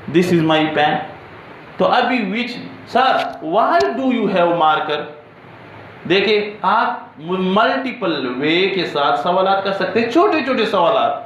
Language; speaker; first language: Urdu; non-native, local second language; Pashto